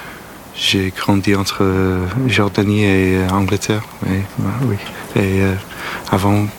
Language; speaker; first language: French; non-native, learner; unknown